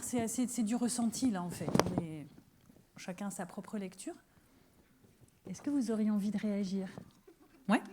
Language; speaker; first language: French; native; French